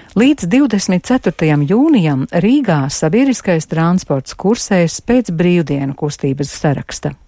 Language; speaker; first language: Latvian; native; Latvian